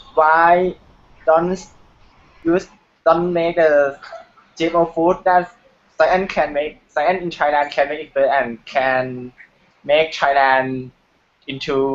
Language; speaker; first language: English; non-native, learner; Thai